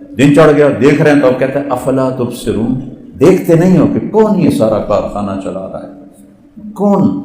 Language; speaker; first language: Urdu; non-native, local second language; Punjabi